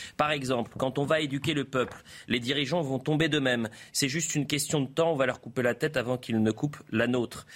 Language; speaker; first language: French; native; French